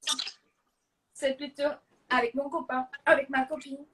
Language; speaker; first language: French; non-native, fluent; Spanish